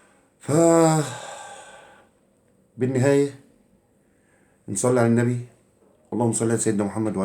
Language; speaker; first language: Arabic; native; Arabic